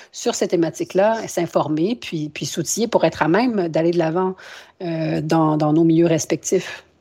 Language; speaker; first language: French; native; French